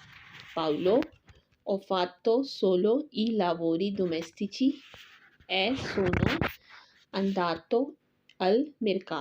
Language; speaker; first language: Italian; non-native, fluent; Urdu